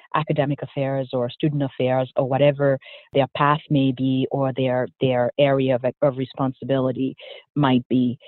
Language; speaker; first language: English; early bilingual, other home language; Haitian Creole